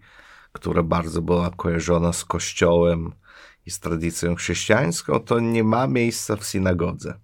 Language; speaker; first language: Polish; non-native, fluent; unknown